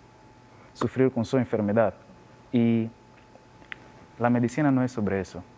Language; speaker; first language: Spanish; non-native, learner; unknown